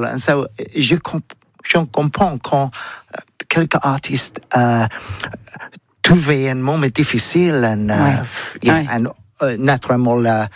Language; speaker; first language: French; non-native, learner; English